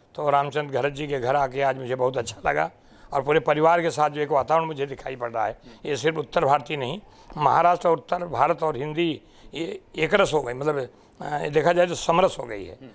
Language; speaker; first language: Hindi; non-native, local second language; Marathi